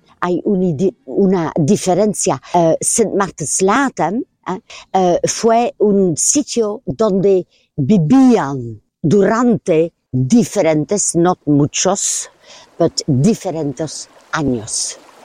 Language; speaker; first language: Spanish; non-native, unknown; Dutch